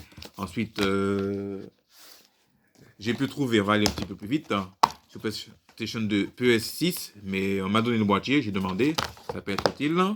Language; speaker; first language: French; native; French